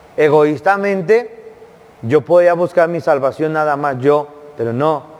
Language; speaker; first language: Spanish; native; Spanish